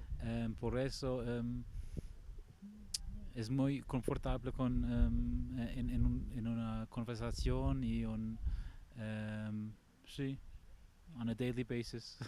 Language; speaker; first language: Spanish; non-native, learner; German